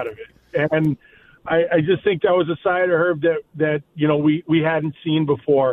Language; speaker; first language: English; native; English